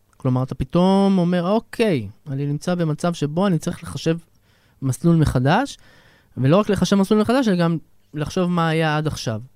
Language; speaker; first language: Hebrew; native; Hebrew